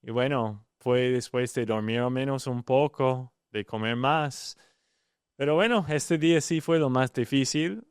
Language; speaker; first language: Spanish; non-native, learner; English